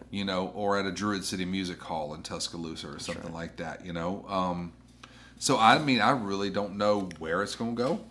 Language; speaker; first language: English; native; English